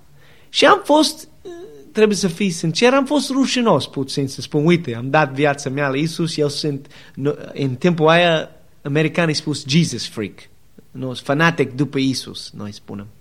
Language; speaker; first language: Romanian; non-native, learner; English